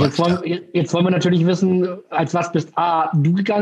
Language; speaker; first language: German; native; German